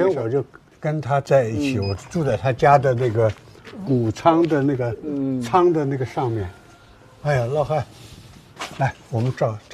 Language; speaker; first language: Chinese; native; Chinese